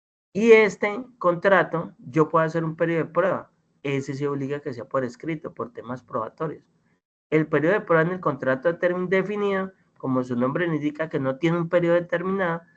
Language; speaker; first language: Spanish; native; Spanish